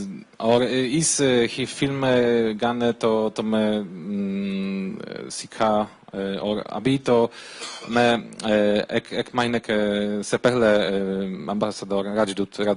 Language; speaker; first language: Hindi; non-native, learner; Polish